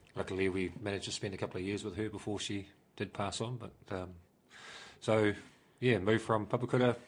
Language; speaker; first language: English; native; English